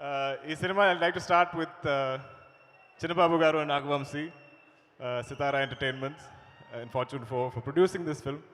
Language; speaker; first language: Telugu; non-native, learner; Malayalam